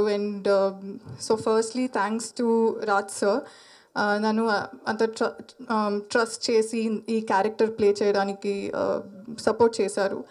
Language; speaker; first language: Telugu; non-native, learner; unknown